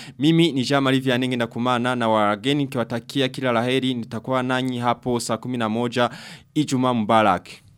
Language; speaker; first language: Swahili; non-native, local second language; Rundi